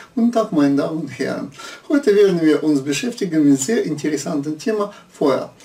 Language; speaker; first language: German; non-native, learner; Russian